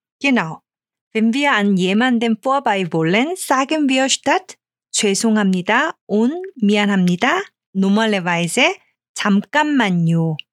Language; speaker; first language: German; non-native, fluent; Korean